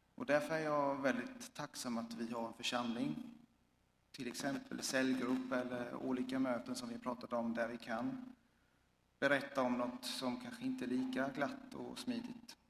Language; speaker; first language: Swedish; non-native, fluent; Swiss German